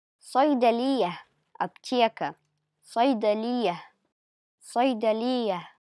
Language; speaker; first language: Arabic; non-native, fluent; Russian